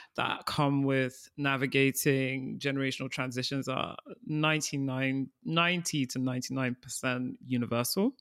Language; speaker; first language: English; early bilingual, other home language; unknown